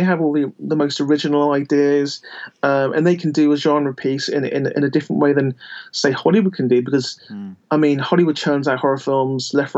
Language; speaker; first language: English; native; English